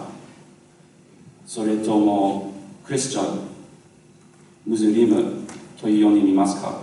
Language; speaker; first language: Japanese; non-native, learner; English